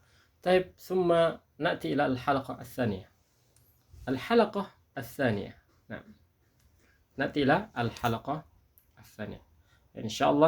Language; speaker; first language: Arabic; non-native, fluent; Indonesian